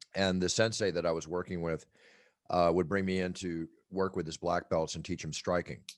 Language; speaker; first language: English; native; English